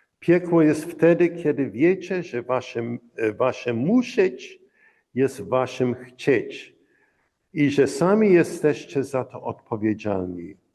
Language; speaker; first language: Polish; early bilingual, heritage; Polish